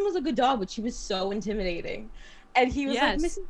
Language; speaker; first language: English; native; English